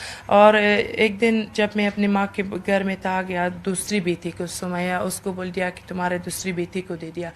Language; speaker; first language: Hindi; non-native, learner; Persian